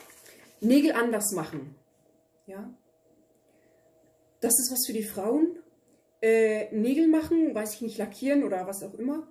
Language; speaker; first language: German; early bilingual, other home language; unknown